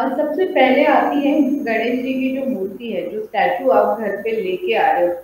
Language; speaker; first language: Hindi; non-native, local second language; Marathi